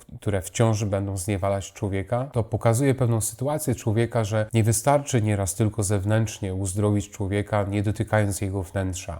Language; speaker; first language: Polish; native; Polish